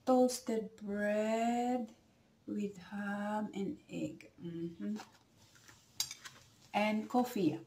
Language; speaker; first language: English; non-native, local second language; Filipino